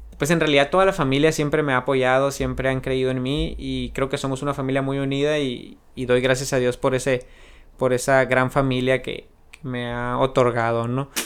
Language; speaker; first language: Spanish; native; Spanish